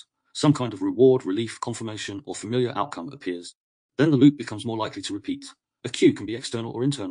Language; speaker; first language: English; native; English